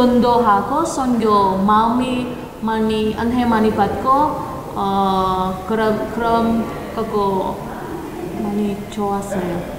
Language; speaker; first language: Korean; non-native, learner; Indonesian